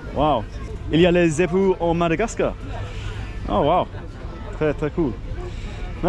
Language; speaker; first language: French; non-native, learner; English